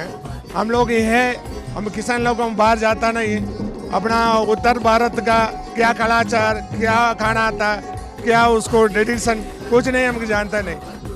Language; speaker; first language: Hindi; non-native, local second language; Tamil